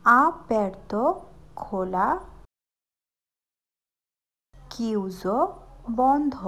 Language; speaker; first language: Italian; non-native, fluent; Bangla